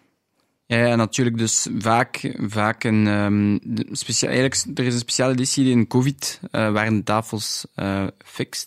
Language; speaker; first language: Dutch; non-native, local second language; French